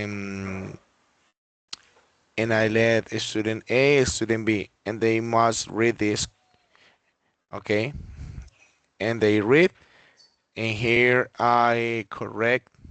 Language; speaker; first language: English; non-native, fluent; Spanish